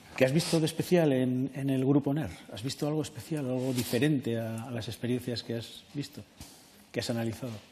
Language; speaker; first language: Spanish; native; Spanish